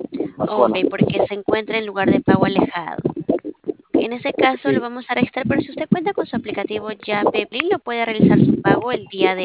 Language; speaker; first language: Spanish; native; Spanish